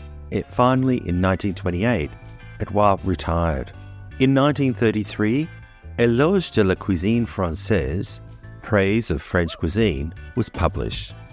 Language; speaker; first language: English; native; English